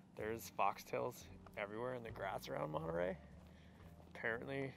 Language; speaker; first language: English; native; English